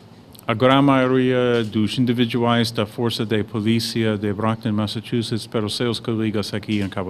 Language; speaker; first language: Portuguese; non-native, fluent; English